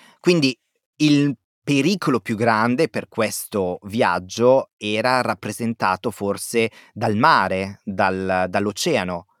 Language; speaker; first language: Italian; native; Italian